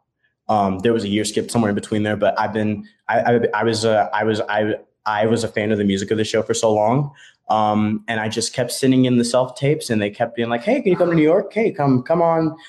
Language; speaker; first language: English; native; English